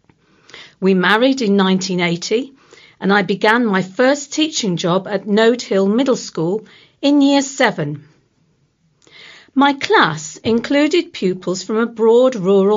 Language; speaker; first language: English; native; English